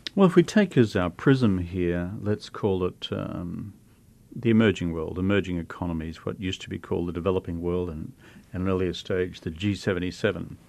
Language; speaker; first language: English; native; English